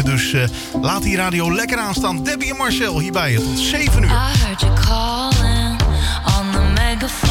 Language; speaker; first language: Dutch; native; Dutch